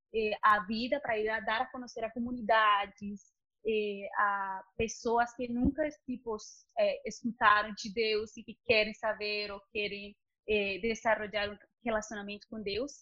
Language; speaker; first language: Portuguese; non-native, learner; Spanish